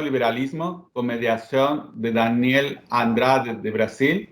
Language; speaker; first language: Spanish; native; Spanish